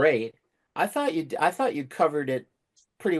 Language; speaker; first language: English; native; English